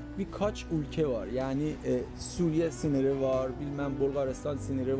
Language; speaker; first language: Turkish; non-native, fluent; Persian